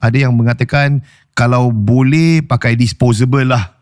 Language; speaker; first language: Malay; native; Malay